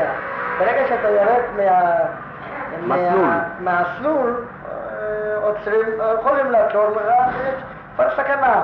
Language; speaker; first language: Hebrew; non-native, fluent; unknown